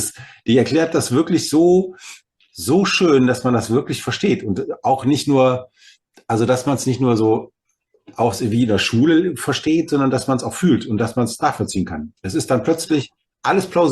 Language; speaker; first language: German; native; German